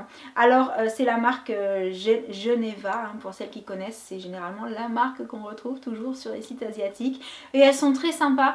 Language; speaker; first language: French; native; French